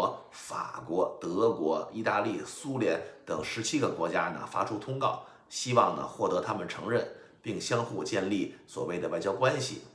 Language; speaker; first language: Chinese; native; Chinese